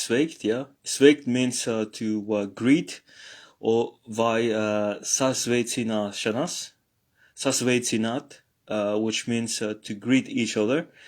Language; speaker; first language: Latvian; non-native, learner; Morisyen